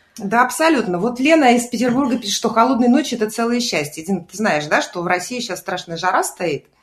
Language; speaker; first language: Russian; native; Russian